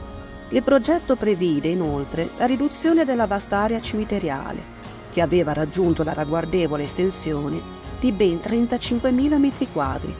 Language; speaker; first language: Italian; native; Italian